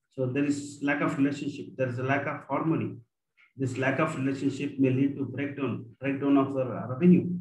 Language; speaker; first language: English; non-native, local second language; Kannada